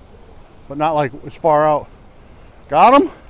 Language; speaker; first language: English; native; English